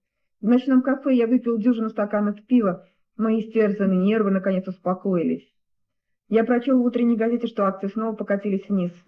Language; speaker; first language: Russian; native; Russian